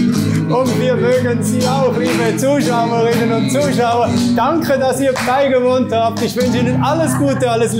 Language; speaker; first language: German; native; German